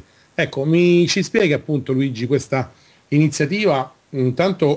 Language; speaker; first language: Italian; native; Italian